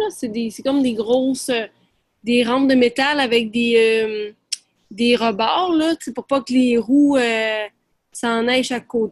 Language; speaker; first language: French; native; French